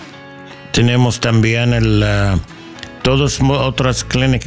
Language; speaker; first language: Spanish; non-native, learner; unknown